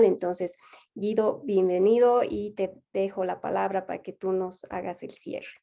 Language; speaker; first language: Spanish; native; Spanish